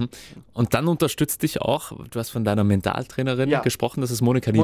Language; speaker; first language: German; native; German